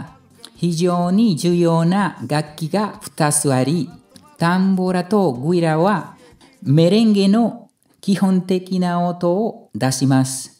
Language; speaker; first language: Japanese; non-native, fluent; Spanish